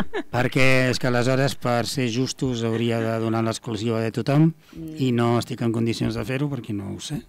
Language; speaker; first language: Catalan; native; Catalan